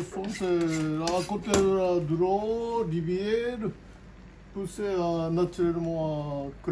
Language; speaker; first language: French; non-native, learner; Japanese